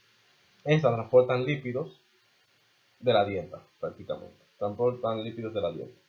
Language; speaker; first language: Spanish; native; Spanish